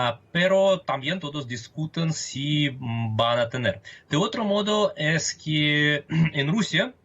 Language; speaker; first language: Spanish; non-native, fluent; Russian